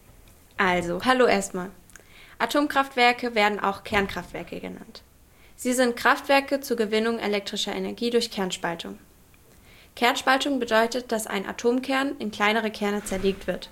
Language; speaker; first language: German; native; German